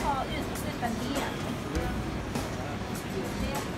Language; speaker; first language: Swedish; non-native, learner; Thai